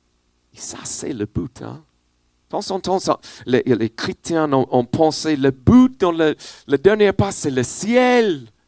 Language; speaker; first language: French; non-native, learner; English